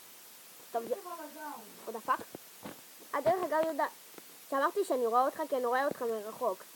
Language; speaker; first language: Hebrew; native; Hebrew